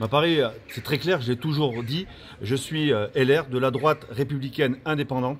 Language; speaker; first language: French; native; French